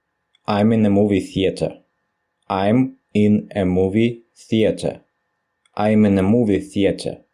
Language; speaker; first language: English; non-native, fluent; Russian